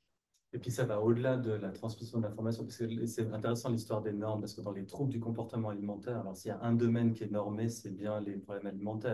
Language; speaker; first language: French; native; French